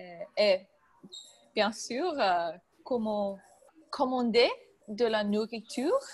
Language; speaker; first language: French; non-native, learner; English